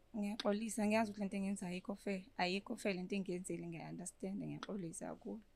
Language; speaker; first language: Zulu; native; Zulu